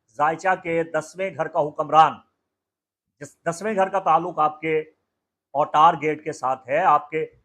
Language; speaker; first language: Urdu; native; Urdu